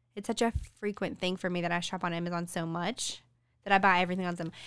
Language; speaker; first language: English; early bilingual, other home language; Spanish